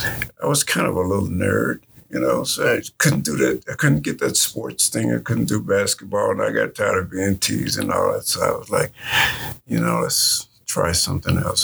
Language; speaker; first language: English; native; English